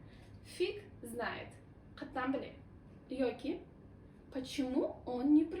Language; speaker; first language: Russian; non-native, local second language; Uzbek